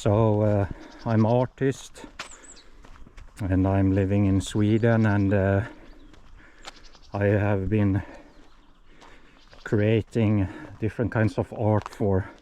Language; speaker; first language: English; non-native, fluent; Swedish